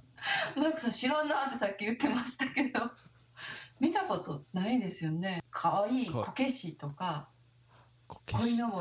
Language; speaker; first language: Japanese; native; Japanese